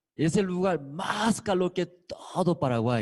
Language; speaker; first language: Spanish; non-native, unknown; Korean